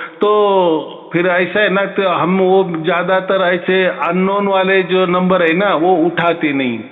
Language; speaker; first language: Hindi; non-native, local second language; Marathi